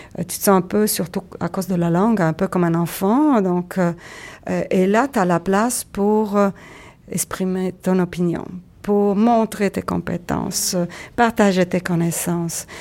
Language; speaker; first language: French; native; French